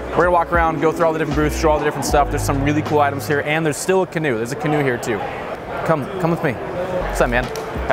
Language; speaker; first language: English; native; English